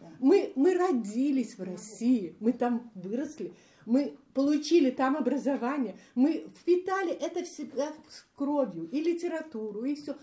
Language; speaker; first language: Russian; native; Russian